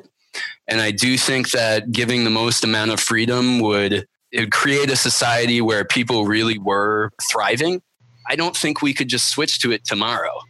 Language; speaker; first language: English; native; English